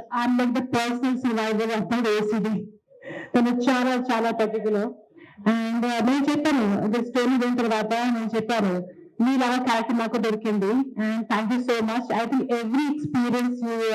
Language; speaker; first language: Telugu; non-native, learner; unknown